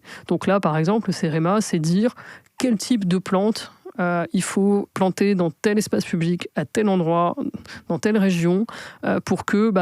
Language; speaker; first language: French; native; French